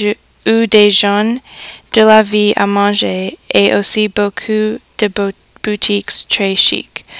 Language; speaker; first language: French; non-native, learner; English